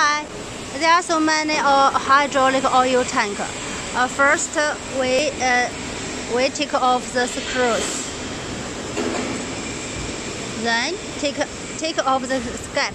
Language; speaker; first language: English; non-native, learner; Chinese